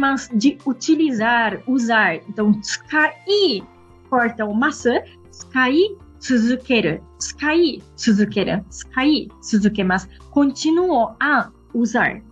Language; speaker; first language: Japanese; non-native, fluent; Portuguese